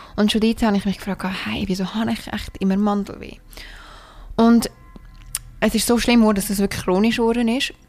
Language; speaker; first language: German; native; German